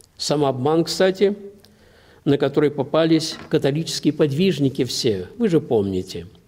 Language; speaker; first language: Russian; native; Russian